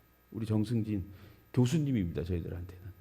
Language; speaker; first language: Korean; native; Korean